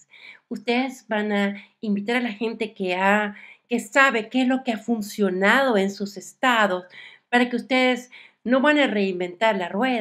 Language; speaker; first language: Spanish; native; Spanish